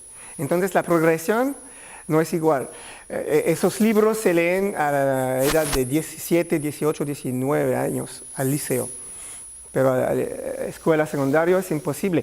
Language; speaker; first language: Spanish; non-native, learner; French